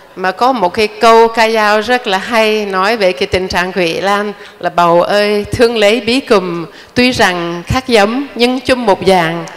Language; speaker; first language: Vietnamese; non-native, fluent; English